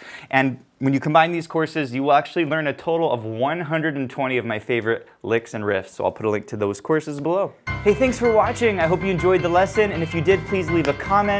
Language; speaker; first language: English; native; English